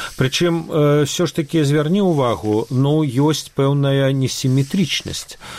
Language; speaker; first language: Belarusian; non-native, local second language; Russian